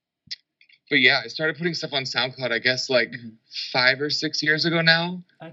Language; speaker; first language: English; native; English